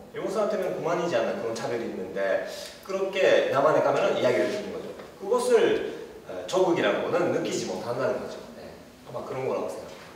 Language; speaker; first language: Korean; early bilingual, heritage; Japanese